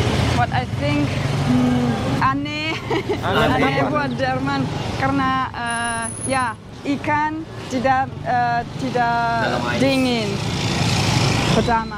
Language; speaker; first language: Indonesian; non-native, learner; German